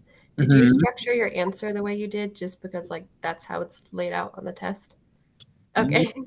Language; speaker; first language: English; native; English